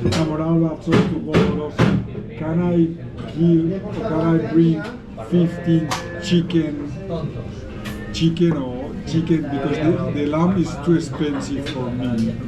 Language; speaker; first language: English; non-native, fluent; Spanish